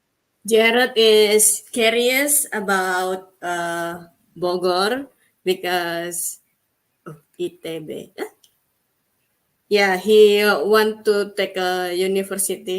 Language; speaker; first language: English; non-native, fluent; Indonesian